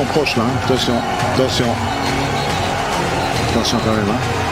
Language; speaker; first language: French; native; French